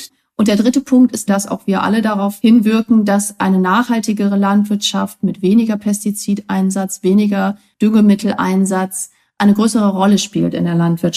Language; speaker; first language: German; native; German